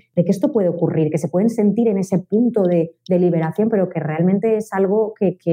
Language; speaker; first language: Spanish; native; Spanish